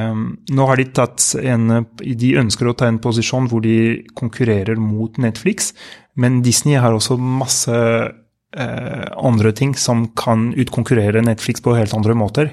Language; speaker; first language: Norwegian; non-native, fluent; French